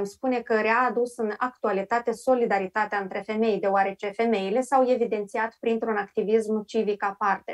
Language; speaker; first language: Romanian; native; Romanian